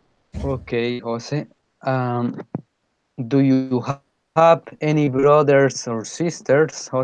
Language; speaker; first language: English; non-native, fluent; Spanish